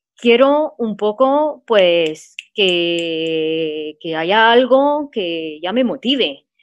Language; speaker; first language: Spanish; non-native, fluent; French